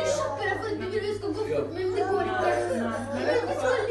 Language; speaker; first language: Norwegian; early bilingual, other home language; Somali